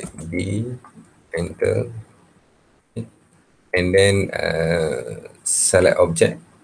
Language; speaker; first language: English; non-native, local second language; Malay